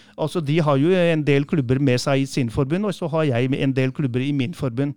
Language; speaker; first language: Norwegian; early bilingual, other home language; Urdu